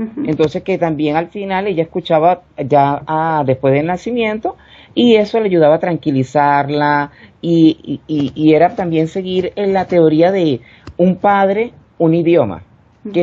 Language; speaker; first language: Spanish; native; Spanish